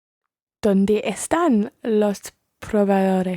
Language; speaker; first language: Spanish; non-native, learner; English